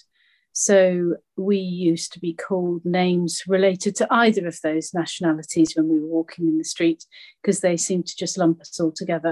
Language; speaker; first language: English; native; English